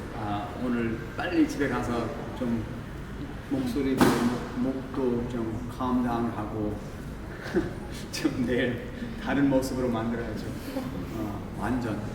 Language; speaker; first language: Korean; early bilingual, heritage; English